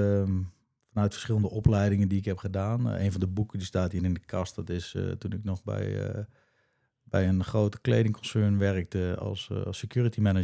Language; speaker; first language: Dutch; native; Dutch